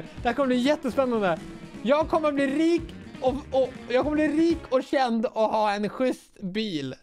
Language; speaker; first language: Swedish; native; Swedish